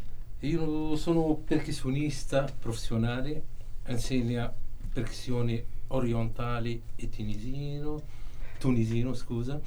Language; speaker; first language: Italian; non-native, learner; Arabic